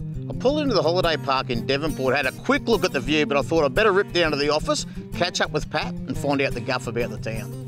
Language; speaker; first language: English; native; English